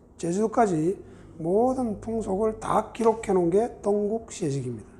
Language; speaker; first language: Korean; native; Korean